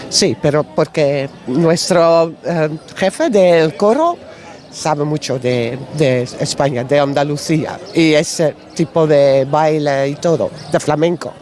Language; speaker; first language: Spanish; non-native, learner; Dutch